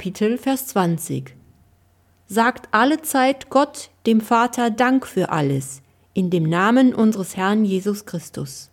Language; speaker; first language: German; native; German